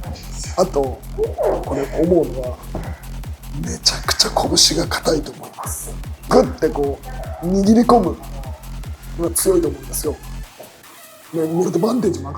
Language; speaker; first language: Japanese; native; Japanese